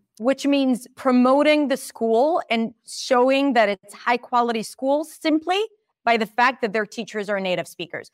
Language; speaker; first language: English; non-native, fluent; Hebrew